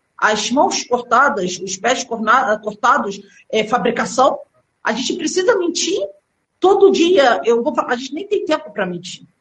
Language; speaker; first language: Portuguese; early bilingual, other home language; Arabic